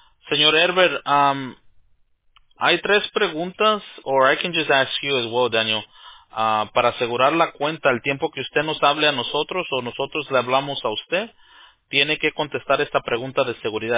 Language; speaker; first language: Spanish; early bilingual, heritage; Spanish